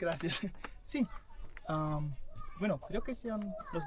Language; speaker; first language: Spanish; non-native, fluent; German